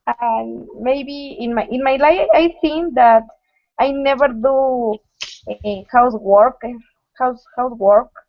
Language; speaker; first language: English; non-native, learner; Spanish